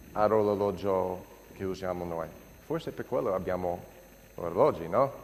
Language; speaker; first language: Italian; non-native, fluent; English